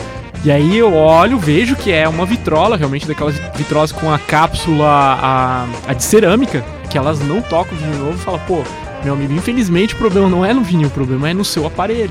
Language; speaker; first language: Portuguese; native; Portuguese